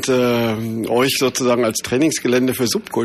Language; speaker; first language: German; native; German